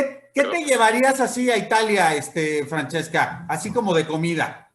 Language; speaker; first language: Spanish; native; Spanish